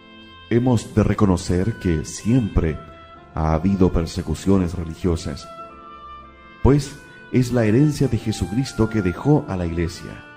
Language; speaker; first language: Spanish; native; Spanish